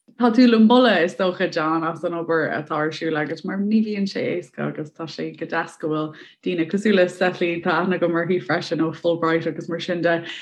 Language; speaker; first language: Irish; non-native, local second language; English